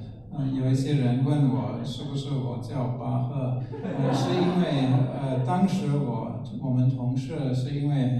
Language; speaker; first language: Chinese; non-native, fluent; German